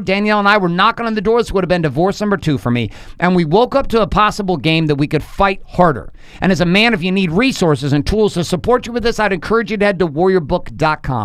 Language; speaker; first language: English; native; English